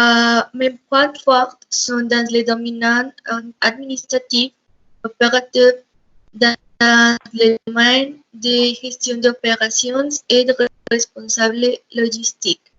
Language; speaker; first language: French; non-native, learner; Spanish